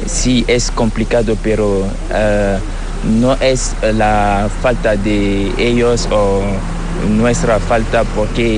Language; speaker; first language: Spanish; non-native, learner; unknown